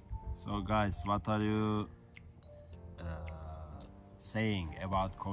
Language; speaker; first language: English; non-native, fluent; Turkish